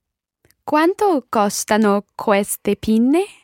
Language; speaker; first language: Italian; non-native, learner; English